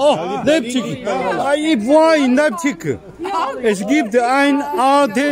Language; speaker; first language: German; non-native, learner; Chinese